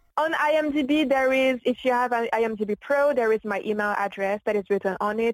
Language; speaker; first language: English; non-native, fluent; French